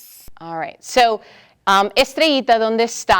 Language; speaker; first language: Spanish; non-native, fluent; English